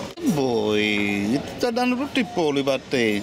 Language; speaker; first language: Italian; native; Italian